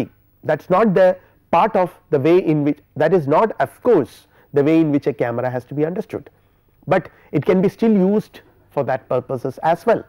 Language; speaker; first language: English; non-native, local second language; Malayalam